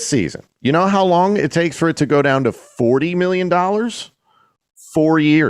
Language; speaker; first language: English; native; English